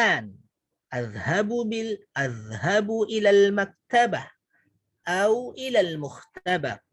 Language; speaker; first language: Arabic; non-native, fluent; Indonesian